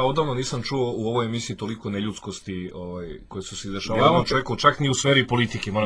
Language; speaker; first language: Serbian; native; Serbian